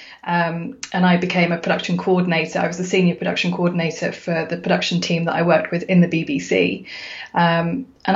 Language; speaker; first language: English; native; English